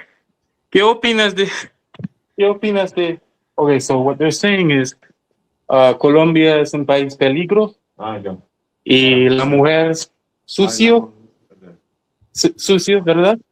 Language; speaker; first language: Spanish; non-native, learner; English